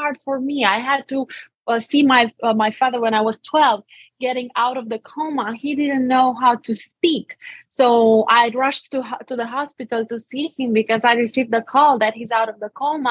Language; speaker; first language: English; non-native, fluent; Romanian